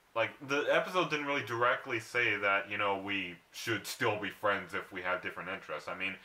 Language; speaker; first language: English; native; English